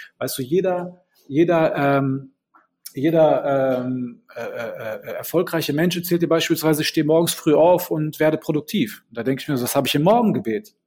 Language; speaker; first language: German; early bilingual, other home language; Bosnian